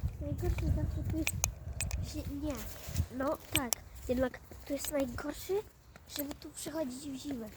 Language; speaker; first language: Polish; native; Polish